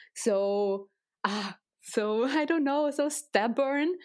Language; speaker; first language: English; non-native, fluent; Russian